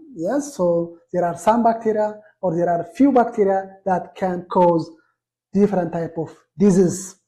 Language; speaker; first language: English; non-native, local second language; Amharic